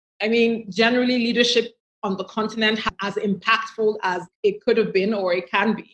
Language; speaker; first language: English; non-native, local second language; Igbo